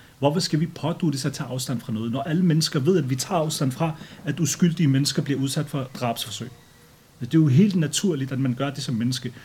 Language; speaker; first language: Danish; early bilingual, other home language; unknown